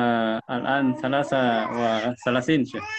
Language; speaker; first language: Arabic; non-native, fluent; Indonesian